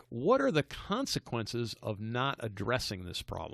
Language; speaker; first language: English; native; English